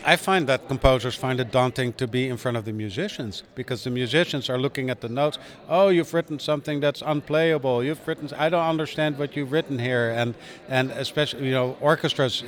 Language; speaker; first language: English; non-native, fluent; Dutch